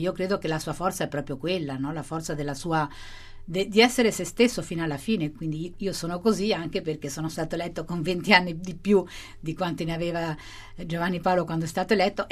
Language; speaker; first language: Italian; non-native, fluent; Spanish